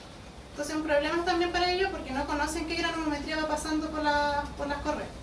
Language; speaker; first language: Spanish; native; Spanish